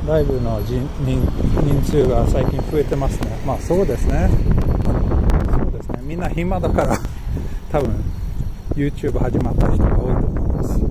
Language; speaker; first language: Japanese; non-native, learner; Swedish